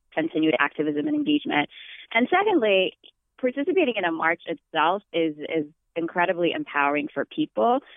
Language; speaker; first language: English; non-native, fluent; Amharic